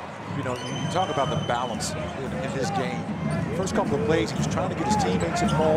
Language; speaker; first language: English; native; English